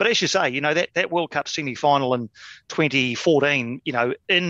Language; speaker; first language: English; native; English